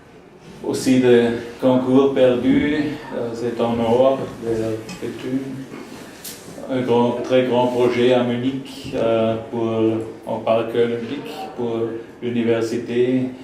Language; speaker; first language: French; non-native, learner; German